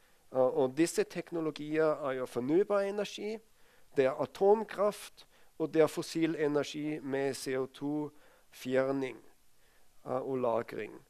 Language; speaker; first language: Norwegian; non-native, fluent; German